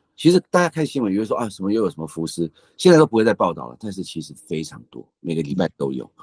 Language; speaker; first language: Chinese; native; Chinese